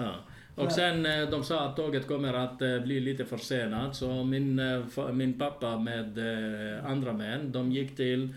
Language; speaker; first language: Swedish; non-native, fluent; Arabic